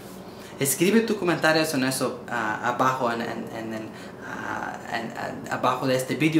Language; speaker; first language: Spanish; non-native, learner; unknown